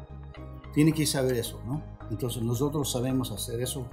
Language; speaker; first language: Spanish; non-native, fluent; English